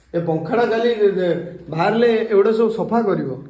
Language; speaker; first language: Hindi; non-native, local second language; Odia